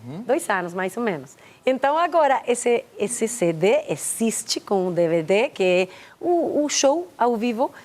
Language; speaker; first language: Portuguese; non-native, fluent; Spanish